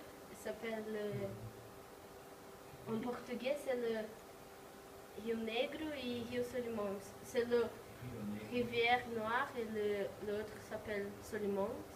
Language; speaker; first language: French; non-native, learner; Portuguese